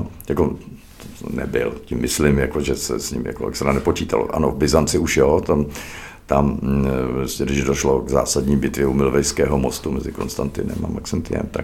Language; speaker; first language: Czech; native; Czech